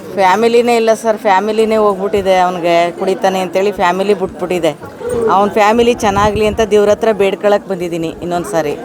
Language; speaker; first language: Kannada; native; Kannada